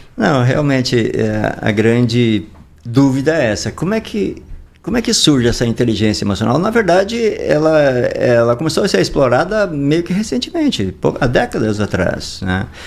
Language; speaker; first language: Portuguese; native; Portuguese